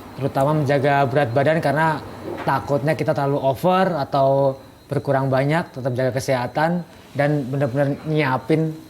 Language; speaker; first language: Indonesian; non-native, local second language; Javanese